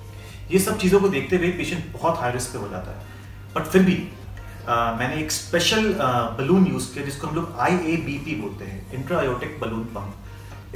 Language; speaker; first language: Hindi; native; Hindi